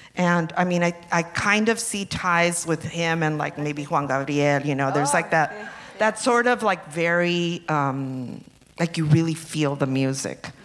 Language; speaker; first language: English; early bilingual, other home language; Spanish